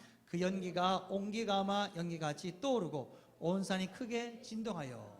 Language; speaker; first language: Korean; native; Korean